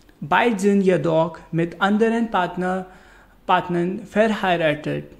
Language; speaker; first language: German; non-native, learner; Hindi